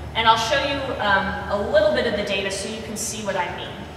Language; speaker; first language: English; native; English